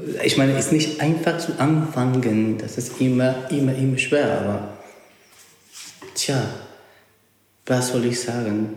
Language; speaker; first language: German; non-native, learner; Spanish